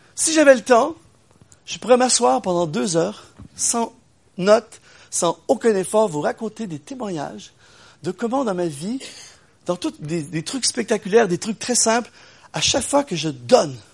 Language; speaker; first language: French; native; French